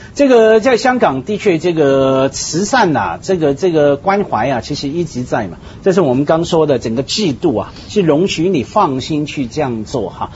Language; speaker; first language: Chinese; non-native, local second language; Cantonese